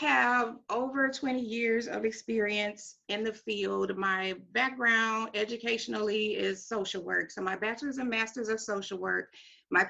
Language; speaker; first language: English; native; English